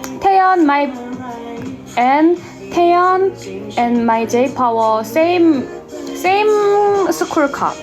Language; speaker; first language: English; non-native, learner; Korean